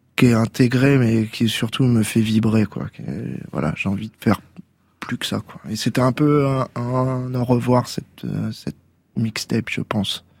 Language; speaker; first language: French; native; French